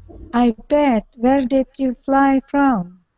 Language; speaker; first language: English; non-native, learner; Indonesian